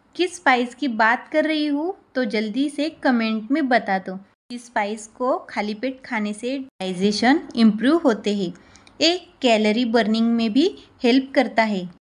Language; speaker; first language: Hindi; non-native, local second language; Marathi